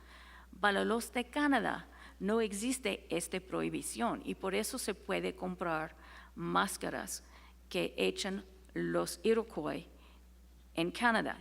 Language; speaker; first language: Spanish; non-native, fluent; English